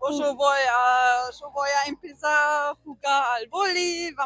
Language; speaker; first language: Spanish; non-native, learner; German